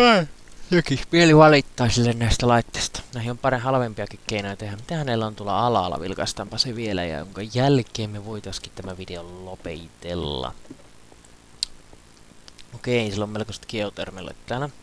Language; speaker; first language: Finnish; native; Finnish